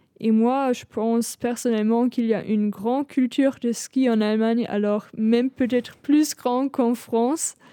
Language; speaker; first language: French; non-native, fluent; German